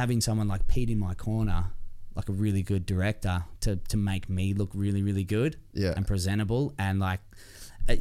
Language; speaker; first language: English; native; English